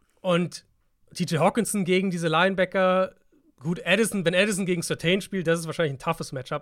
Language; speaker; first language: German; native; German